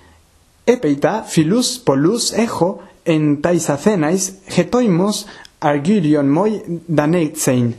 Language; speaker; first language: Greek; non-native, fluent; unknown